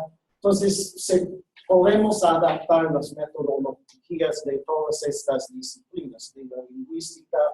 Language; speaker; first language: Spanish; non-native, fluent; English